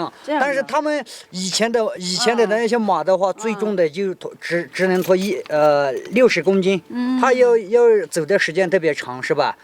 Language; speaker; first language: Chinese; native; Chinese